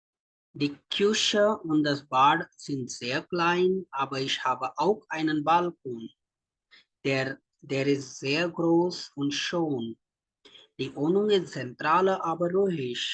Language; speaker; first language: German; non-native, fluent; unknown